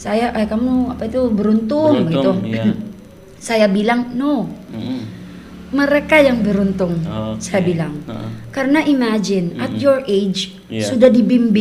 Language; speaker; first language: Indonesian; non-native, learner; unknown